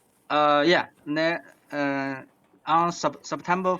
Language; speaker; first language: English; non-native, learner; Chinese